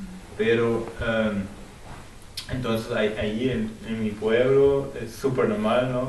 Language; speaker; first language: Spanish; non-native, fluent; German